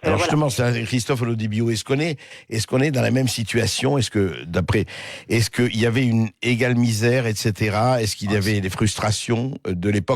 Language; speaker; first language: French; native; French